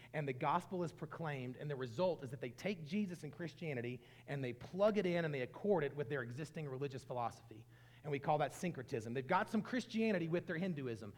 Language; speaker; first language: English; native; English